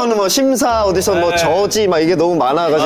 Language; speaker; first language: Korean; native; Korean